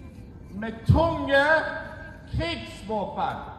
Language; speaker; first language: Norwegian; non-native, fluent; Persian